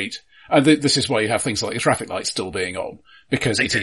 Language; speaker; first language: English; native; English